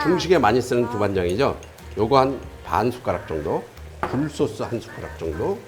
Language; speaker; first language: Korean; native; Korean